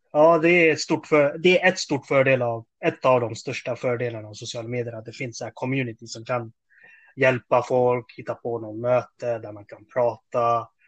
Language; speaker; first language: Swedish; early bilingual, other home language; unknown